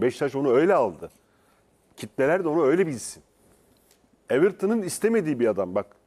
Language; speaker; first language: Turkish; native; Turkish